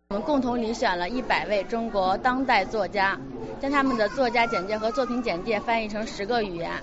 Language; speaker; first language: Chinese; native; Chinese